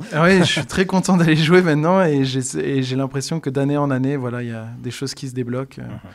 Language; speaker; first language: French; native; French